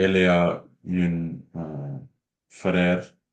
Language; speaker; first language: French; non-native, learner; Hindi